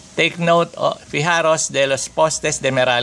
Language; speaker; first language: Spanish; non-native, fluent; Filipino